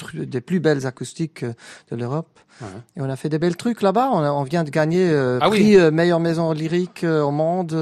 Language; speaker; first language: French; native; French